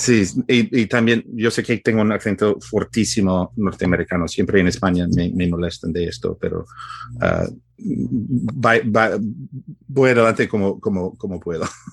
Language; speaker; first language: Spanish; early bilingual, heritage; Spanish